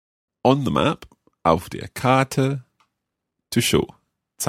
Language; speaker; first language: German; non-native, learner; English